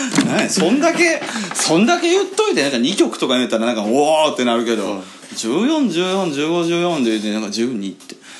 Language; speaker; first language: Japanese; native; Japanese